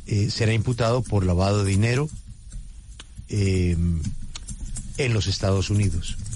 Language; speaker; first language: Spanish; native; Spanish